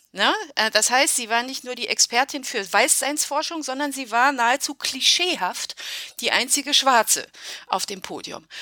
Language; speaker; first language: German; early bilingual, other home language; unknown